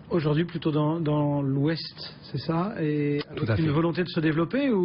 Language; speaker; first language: French; native; French